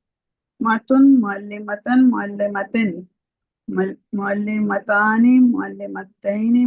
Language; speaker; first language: Arabic; non-native, learner; Urdu